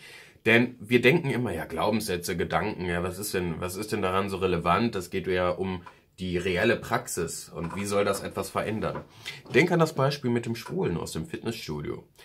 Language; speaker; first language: German; native; German